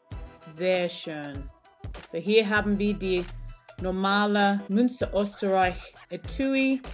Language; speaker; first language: German; non-native, learner; English